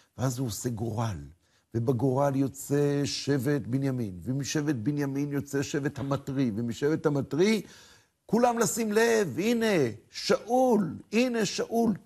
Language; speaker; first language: Hebrew; native; Hebrew